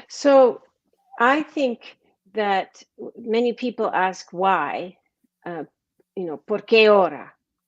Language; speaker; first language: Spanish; non-native, learner; English